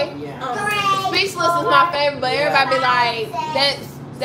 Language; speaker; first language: English; native; English